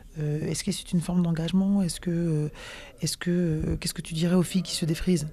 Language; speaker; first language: French; native; French